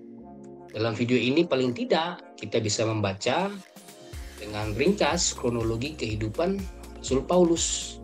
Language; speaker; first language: Indonesian; native; Indonesian